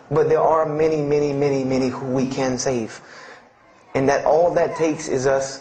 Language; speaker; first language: English; native; English